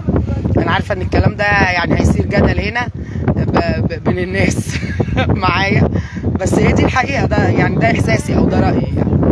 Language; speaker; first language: Arabic; native; Arabic